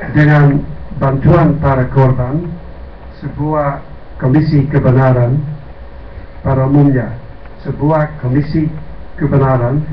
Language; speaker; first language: Indonesian; non-native, fluent; English